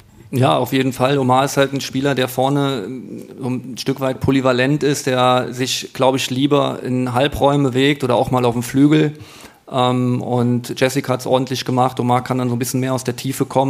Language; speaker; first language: German; native; German